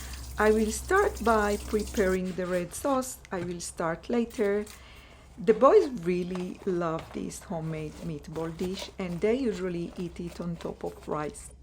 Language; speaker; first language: English; non-native, fluent; Hebrew